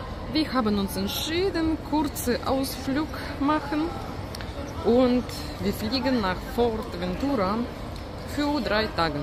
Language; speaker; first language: German; non-native, learner; Russian